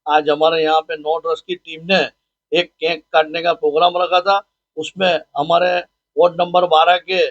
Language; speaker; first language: Hindi; non-native, local second language; Gujarati